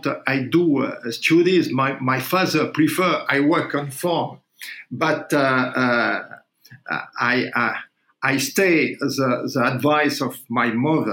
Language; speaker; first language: English; non-native, learner; French